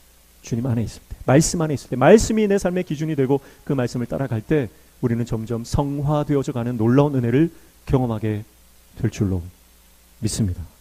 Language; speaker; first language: Korean; native; Korean